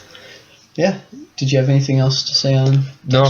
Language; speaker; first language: English; native; English